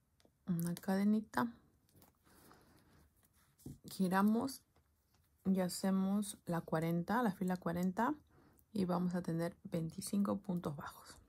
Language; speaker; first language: Spanish; native; Spanish